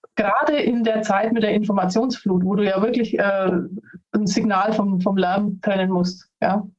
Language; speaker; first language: German; non-native, fluent; Spanish